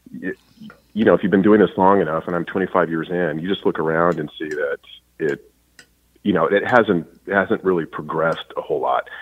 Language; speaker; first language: English; native; English